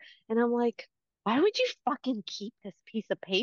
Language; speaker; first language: English; native; English